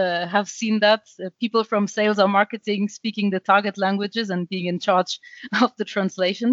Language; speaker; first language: English; non-native, fluent; French